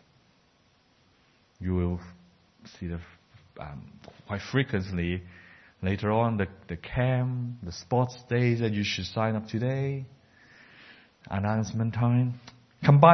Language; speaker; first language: English; non-native, fluent; Cantonese